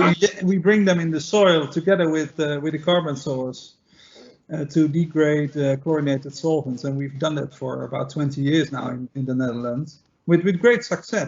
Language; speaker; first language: English; non-native, fluent; Dutch